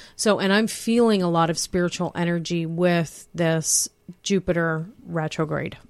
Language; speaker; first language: English; native; English